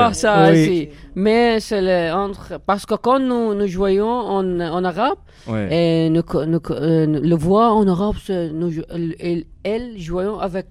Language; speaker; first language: French; non-native, learner; Arabic